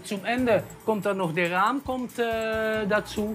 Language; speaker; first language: German; non-native, learner; Dutch